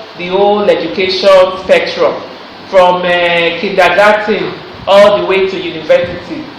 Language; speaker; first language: Nigerian Pidgin; non-native, local second language; Bini